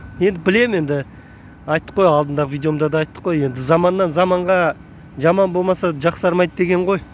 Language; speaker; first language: Kazakh; native; Kazakh